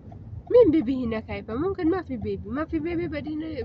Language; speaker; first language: Arabic; non-native, learner; Filipino